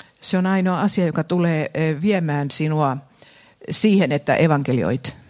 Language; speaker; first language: Finnish; native; Finnish